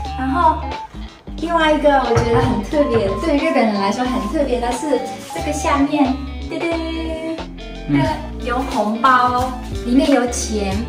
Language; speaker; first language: Chinese; non-native, fluent; Japanese